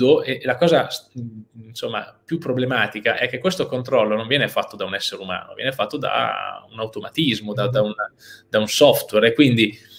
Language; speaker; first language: Italian; native; Italian